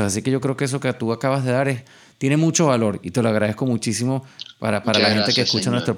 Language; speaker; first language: Spanish; native; Spanish